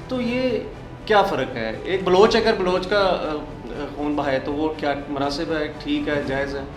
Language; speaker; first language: Urdu; non-native, local second language; Punjabi